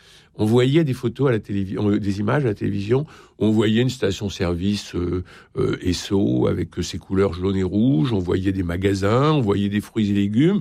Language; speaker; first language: French; native; French